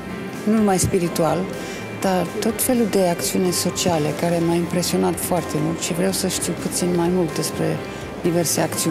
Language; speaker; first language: Romanian; non-native, fluent; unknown